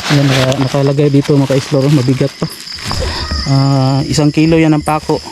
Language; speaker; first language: Filipino; non-native, local second language; Cebuano